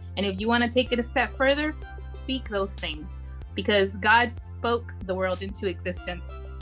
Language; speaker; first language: English; early bilingual, other home language; Spanish